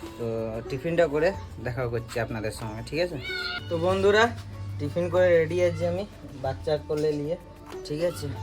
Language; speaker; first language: Bangla; non-native, learner; Hindi